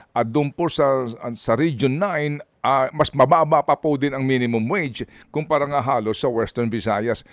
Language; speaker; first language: Filipino; native; Filipino